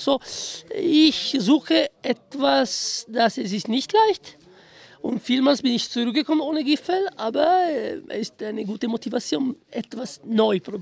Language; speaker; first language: German; non-native, fluent; Italian